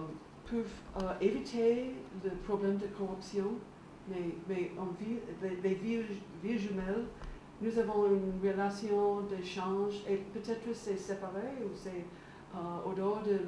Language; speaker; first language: French; non-native, learner; English